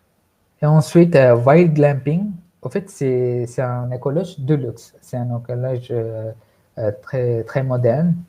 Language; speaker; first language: French; non-native, fluent; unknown